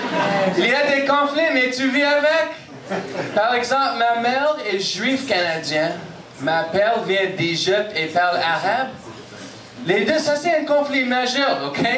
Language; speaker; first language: French; non-native, local second language; English